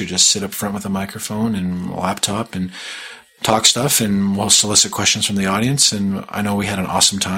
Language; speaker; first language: English; native; English